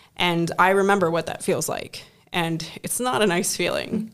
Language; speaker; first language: English; non-native, fluent; German